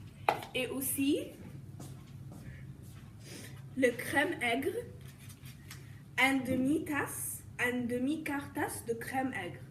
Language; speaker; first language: French; non-native, learner; English